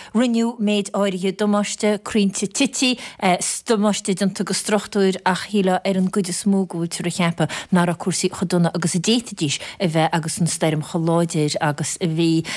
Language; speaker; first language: Irish; native; Irish